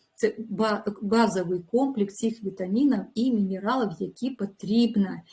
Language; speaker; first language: Ukrainian; non-native, local second language; Russian